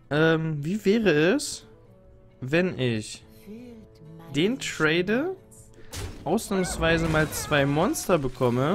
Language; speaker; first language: German; native; German